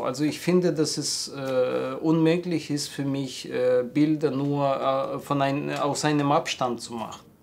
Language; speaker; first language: German; non-native, fluent; Russian